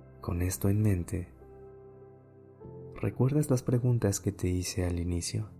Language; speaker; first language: Spanish; native; Spanish